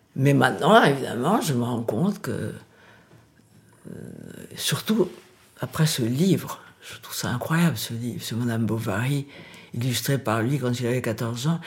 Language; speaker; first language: French; early bilingual, other home language; Portuguese